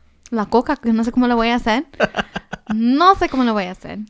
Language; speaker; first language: Spanish; early bilingual, heritage; Spanish